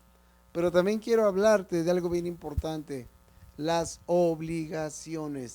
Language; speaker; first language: Spanish; native; Spanish